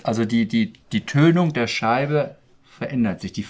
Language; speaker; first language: German; native; German